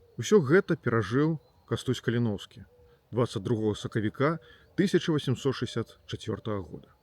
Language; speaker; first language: Belarusian; native; Belarusian